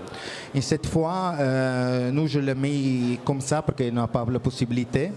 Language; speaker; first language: French; non-native, learner; Italian